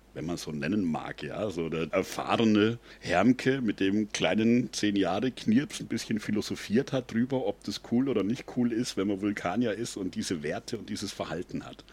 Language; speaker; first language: German; native; German